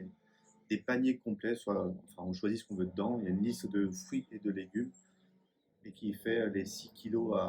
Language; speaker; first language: French; native; French